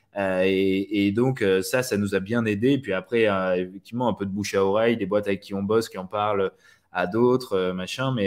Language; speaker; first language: French; native; French